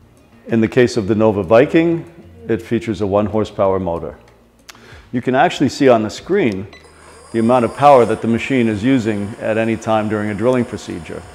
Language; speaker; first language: English; native; English